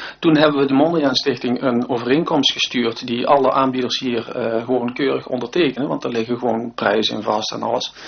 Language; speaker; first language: Dutch; native; Dutch